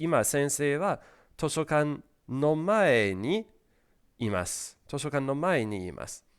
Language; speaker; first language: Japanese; non-native, fluent; English